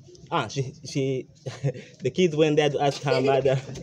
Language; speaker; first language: English; non-native, learner; Makhuwa